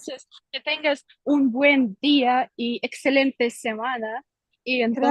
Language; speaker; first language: Spanish; non-native, learner; Russian